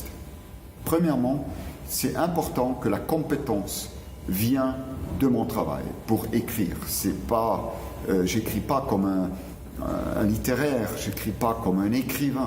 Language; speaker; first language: French; non-native, local second language; German